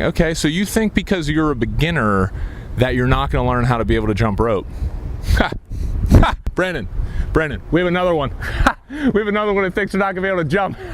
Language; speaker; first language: English; native; English